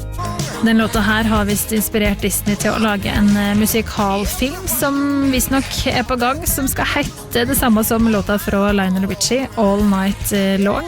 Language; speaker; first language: Norwegian; native; Norwegian